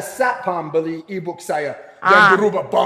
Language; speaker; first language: Indonesian; non-native, fluent; English